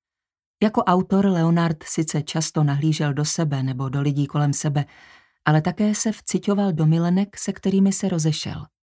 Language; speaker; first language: Czech; native; Czech